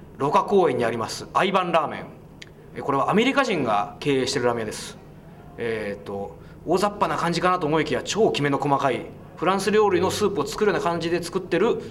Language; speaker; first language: Japanese; native; Japanese